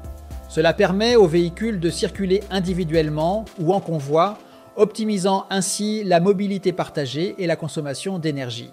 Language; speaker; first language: French; native; French